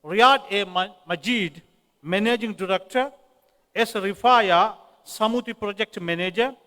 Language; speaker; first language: English; non-native, local second language; Tamil